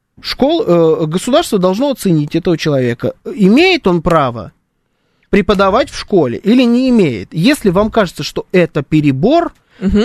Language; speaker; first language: Russian; native; Russian